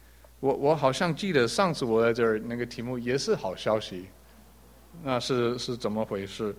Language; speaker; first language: Chinese; early bilingual, heritage; English